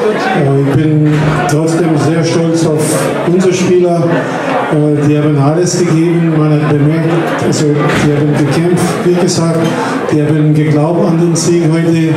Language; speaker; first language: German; non-native, fluent; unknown